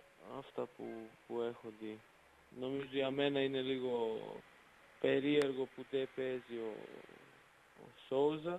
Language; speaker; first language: Greek; non-native, fluent; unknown